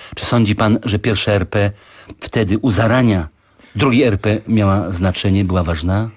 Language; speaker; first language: Polish; native; Polish